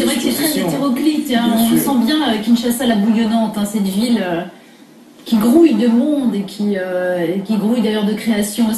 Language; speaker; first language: French; native; French